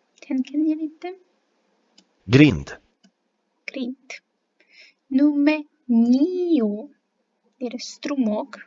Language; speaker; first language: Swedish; non-native, fluent; Ukrainian